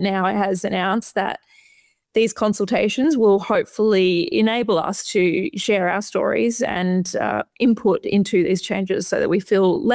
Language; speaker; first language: English; native; English